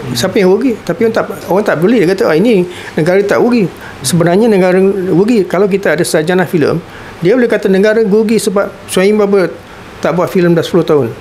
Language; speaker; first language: Malay; native; Malay